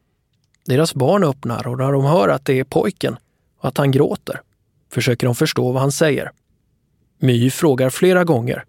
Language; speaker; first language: Swedish; native; Swedish